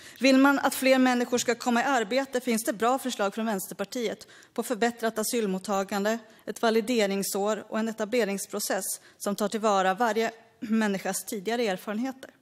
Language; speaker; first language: Swedish; early bilingual, other home language; Greek